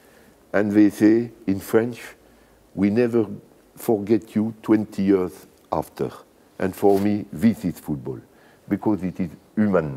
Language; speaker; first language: English; non-native, learner; French